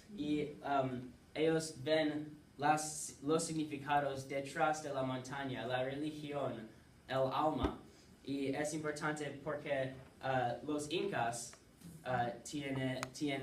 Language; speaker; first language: Spanish; non-native, learner; English